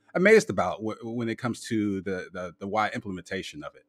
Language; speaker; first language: English; native; English